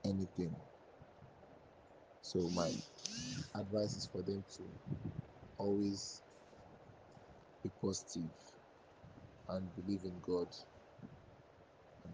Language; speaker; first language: English; non-native, local second language; Igbo